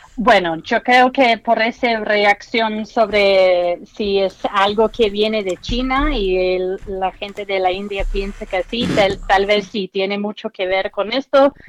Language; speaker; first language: Spanish; non-native, fluent; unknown